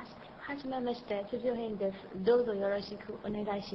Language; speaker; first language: Japanese; non-native, learner; Burmese